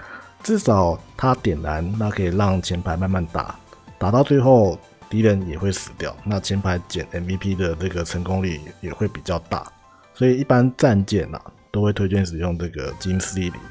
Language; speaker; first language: Chinese; native; Chinese